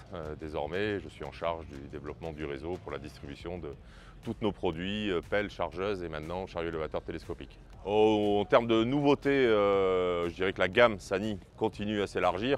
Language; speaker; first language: French; native; French